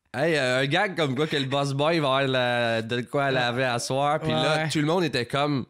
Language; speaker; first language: French; native; French